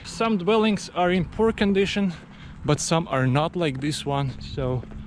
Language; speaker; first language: English; non-native, fluent; Russian